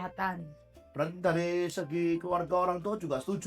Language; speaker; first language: Indonesian; native; Indonesian